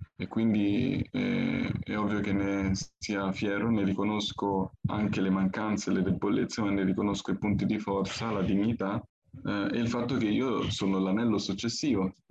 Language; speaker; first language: Italian; early bilingual, other home language; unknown